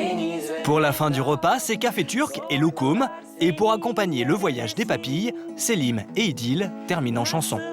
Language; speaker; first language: French; native; French